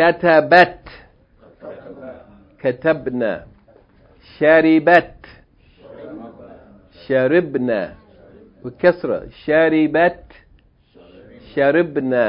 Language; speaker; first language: Arabic; non-native, fluent; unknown